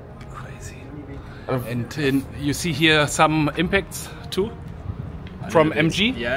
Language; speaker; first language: English; non-native, learner; German